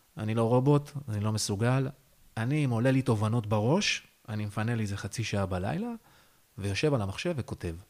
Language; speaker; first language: Hebrew; native; Hebrew